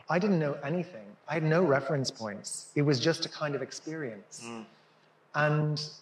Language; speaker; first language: English; native; English